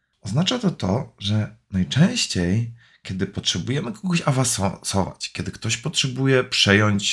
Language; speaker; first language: Polish; native; Polish